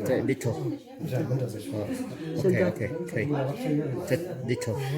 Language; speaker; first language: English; non-native, learner; Chinese